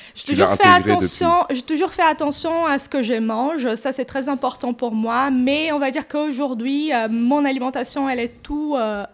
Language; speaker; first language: French; non-native, fluent; Portuguese